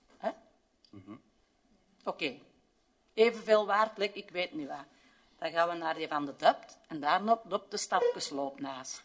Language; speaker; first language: Dutch; native; Dutch